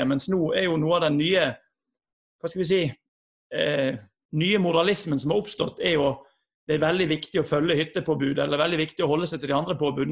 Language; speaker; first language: Norwegian; native; Norwegian